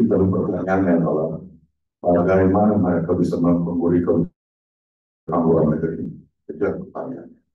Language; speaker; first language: Indonesian; non-native, fluent; Turkish